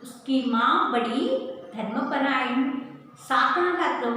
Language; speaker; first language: Hindi; non-native, local second language; Telugu